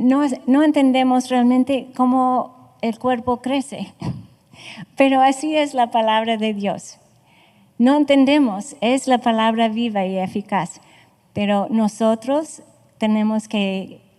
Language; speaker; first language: Spanish; non-native, fluent; English